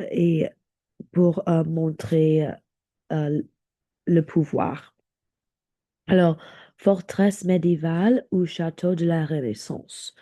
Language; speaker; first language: French; non-native, learner; English